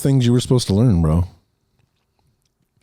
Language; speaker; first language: English; native; English